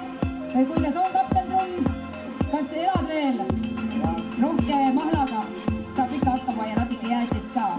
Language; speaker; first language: Estonian; native; Estonian